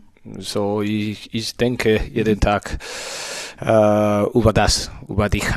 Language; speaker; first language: German; non-native, learner; Spanish